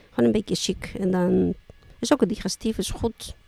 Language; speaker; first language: Dutch; non-native, fluent; Spanish